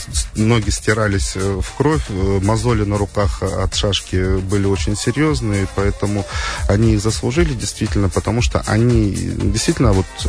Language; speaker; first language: Russian; native; Russian